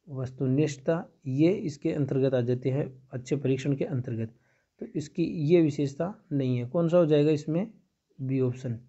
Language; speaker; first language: Hindi; native; Hindi